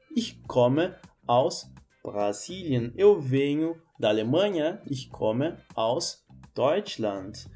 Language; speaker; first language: German; non-native, fluent; Portuguese